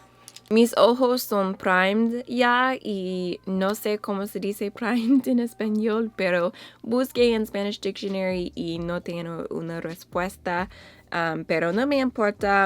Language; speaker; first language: Spanish; non-native, learner; English